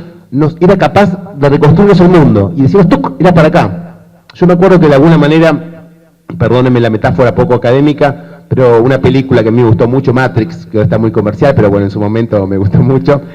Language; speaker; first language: Spanish; native; Spanish